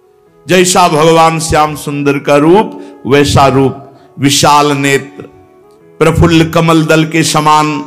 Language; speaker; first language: Hindi; native; Hindi